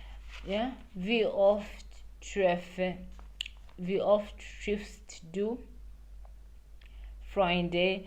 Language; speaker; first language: German; non-native, learner; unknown